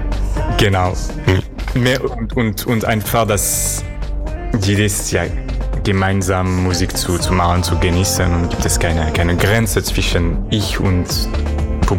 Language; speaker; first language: German; non-native, learner; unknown